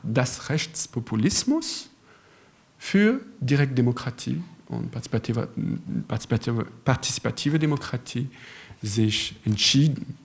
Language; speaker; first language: German; non-native, fluent; French